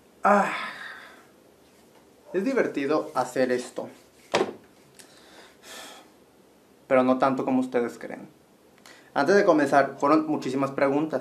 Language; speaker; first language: Spanish; native; Spanish